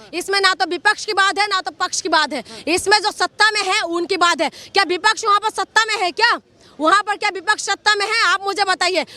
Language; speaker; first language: Hindi; non-native, local second language; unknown